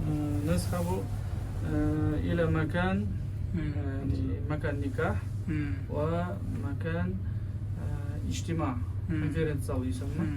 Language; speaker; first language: Arabic; non-native, learner; Kazakh